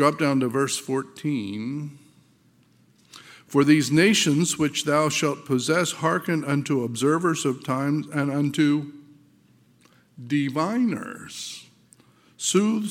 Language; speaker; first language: English; native; English